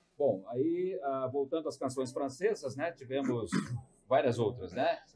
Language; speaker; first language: Portuguese; native; Portuguese